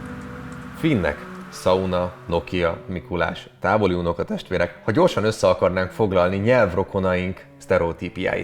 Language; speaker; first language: Hungarian; native; Hungarian